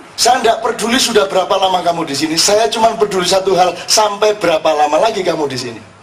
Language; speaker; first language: Indonesian; non-native, local second language; Javanese